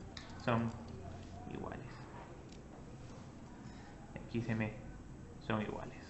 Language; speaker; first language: Spanish; native; Spanish